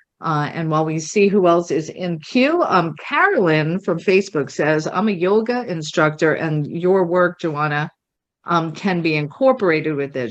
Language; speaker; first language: English; native; English